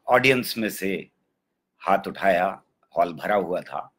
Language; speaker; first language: Hindi; native; Hindi